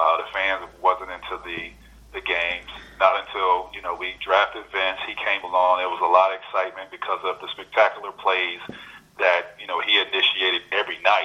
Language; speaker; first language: English; native; English